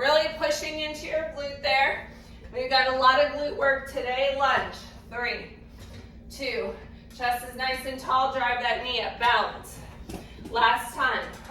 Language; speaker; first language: English; native; English